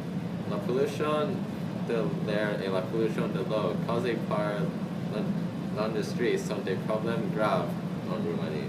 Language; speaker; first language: French; non-native, learner; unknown